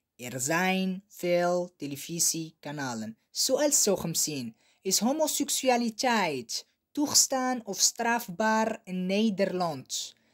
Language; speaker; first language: Dutch; non-native, learner; Arabic